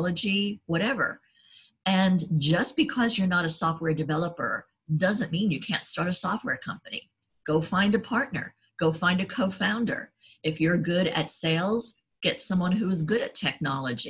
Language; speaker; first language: English; native; English